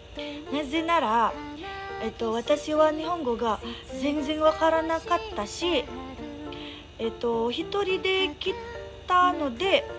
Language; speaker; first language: Japanese; non-native, learner; Indonesian